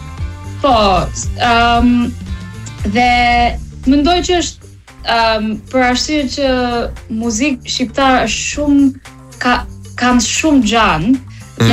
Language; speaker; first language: Albanian; non-native, learner; English